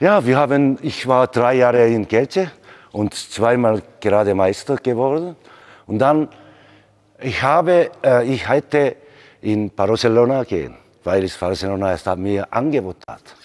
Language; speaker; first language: German; non-native, learner; Korean